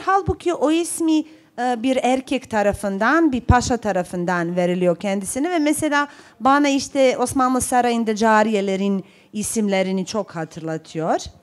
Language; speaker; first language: Turkish; non-native, fluent; Bosnian